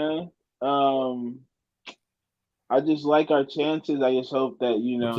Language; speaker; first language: English; native; English